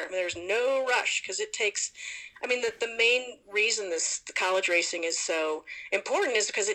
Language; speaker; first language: English; native; English